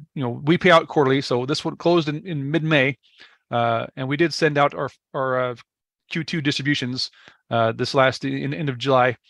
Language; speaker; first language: English; native; English